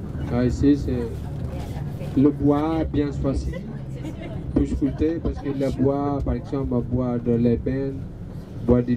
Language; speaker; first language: French; non-native, learner; Balinese